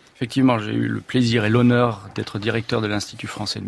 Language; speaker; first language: French; native; French